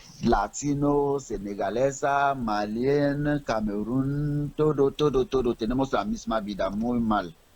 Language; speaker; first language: Spanish; non-native, learner; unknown